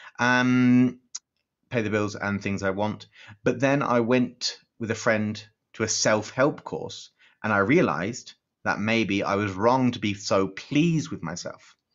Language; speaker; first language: English; native; English